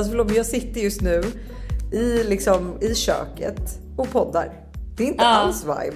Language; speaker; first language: Swedish; native; Swedish